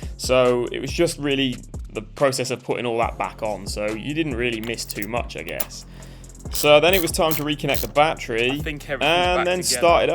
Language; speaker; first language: English; native; English